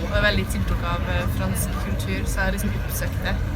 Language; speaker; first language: Norwegian; early bilingual, other home language; Vietnamese